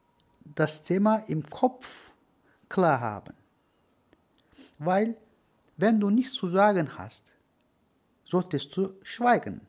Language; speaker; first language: German; non-native, learner; Turkish